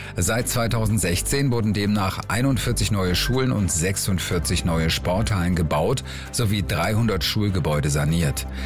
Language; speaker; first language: German; native; German